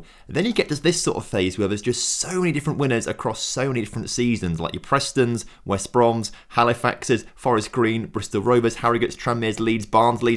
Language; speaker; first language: English; native; English